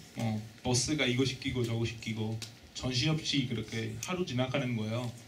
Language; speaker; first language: Korean; non-native, fluent; Italian